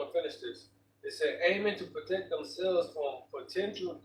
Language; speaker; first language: English; native; English